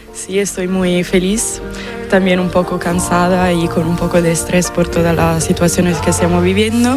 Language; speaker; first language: Spanish; non-native, fluent; Italian